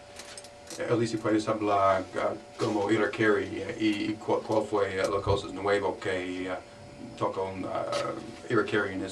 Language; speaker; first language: Spanish; non-native, learner; English